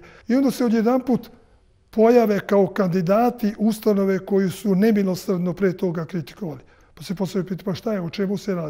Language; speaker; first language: Serbian; native; Serbian